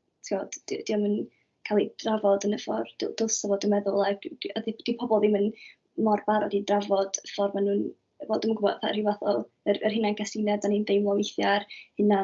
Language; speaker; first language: Welsh; native; Welsh